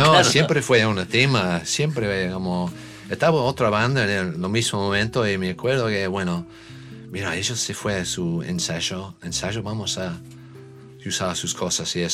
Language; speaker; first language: Spanish; non-native, learner; English